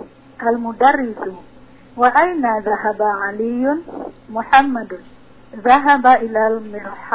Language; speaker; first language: Arabic; non-native, learner; Indonesian